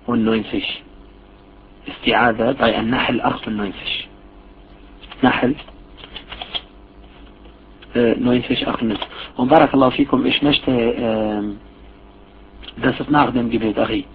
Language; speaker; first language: German; non-native, fluent; Arabic